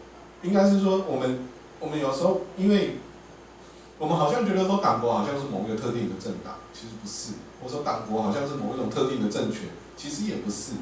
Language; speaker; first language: Chinese; native; Chinese